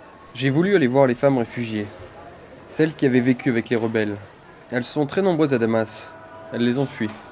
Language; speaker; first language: French; native; French